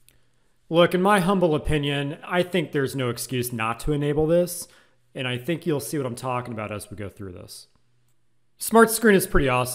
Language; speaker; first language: English; native; English